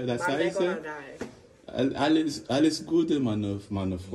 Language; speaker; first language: German; non-native, learner; Lingala